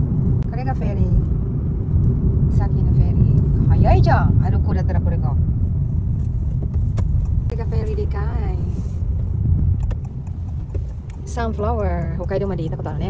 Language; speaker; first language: Japanese; non-native, learner; Filipino